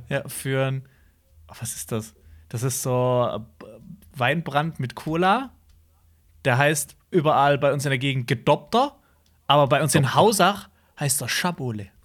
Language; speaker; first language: German; native; German